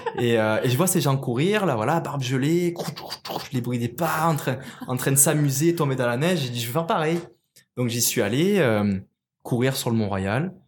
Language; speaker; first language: French; native; French